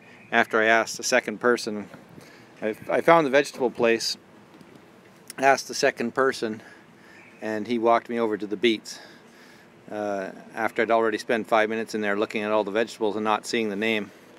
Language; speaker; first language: English; native; English